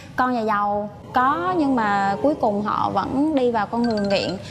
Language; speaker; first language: Vietnamese; native; Vietnamese